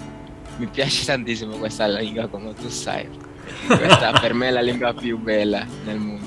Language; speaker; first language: Italian; non-native, fluent; Spanish